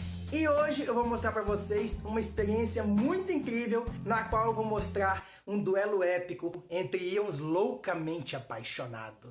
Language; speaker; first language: Portuguese; native; Portuguese